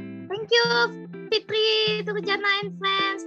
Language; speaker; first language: English; non-native, fluent; Indonesian